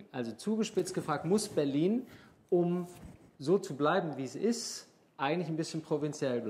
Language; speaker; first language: German; native; German